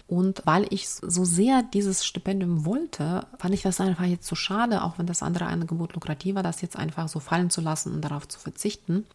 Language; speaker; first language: German; non-native, fluent; Ukrainian